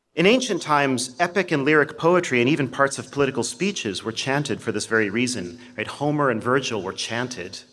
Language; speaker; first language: English; native; English